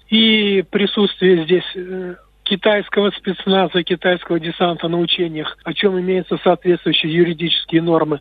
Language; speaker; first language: Russian; native; Russian